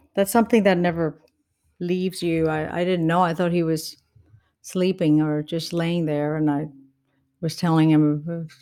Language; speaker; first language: English; non-native, fluent; Spanish